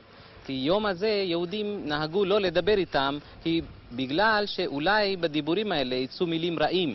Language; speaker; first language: Hebrew; non-native, fluent; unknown